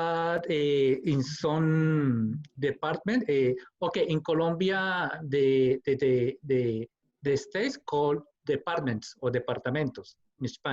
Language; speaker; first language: English; non-native, learner; Spanish